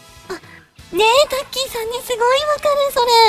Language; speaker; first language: Japanese; native; Japanese